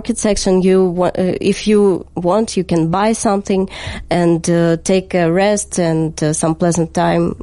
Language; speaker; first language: English; non-native, learner; Ukrainian